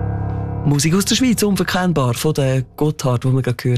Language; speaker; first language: German; native; German